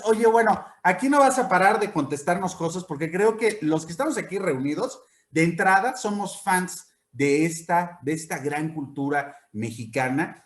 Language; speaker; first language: Spanish; native; Spanish